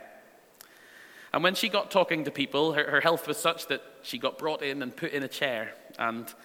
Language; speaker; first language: English; native; English